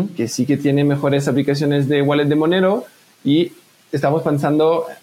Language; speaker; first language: Spanish; non-native, fluent; French